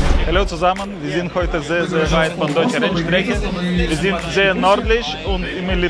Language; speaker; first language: German; non-native, learner; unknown